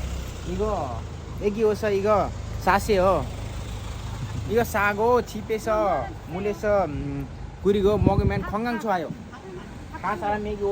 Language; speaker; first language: Korean; non-native, learner; Nepali